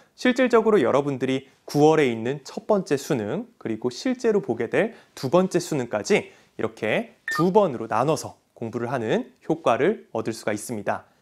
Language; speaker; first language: Korean; native; Korean